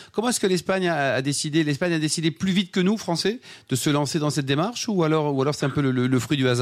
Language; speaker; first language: French; native; French